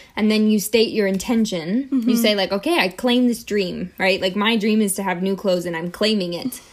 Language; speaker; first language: English; native; English